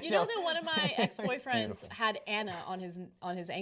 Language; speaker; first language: English; native; English